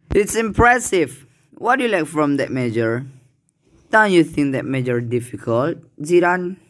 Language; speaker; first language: English; non-native, learner; Indonesian